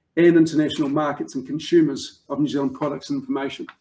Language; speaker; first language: English; native; English